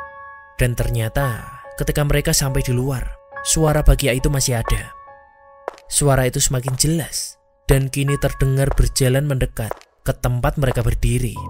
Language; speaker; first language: Indonesian; native; Indonesian